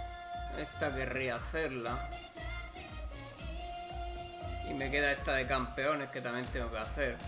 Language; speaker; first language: Spanish; native; Spanish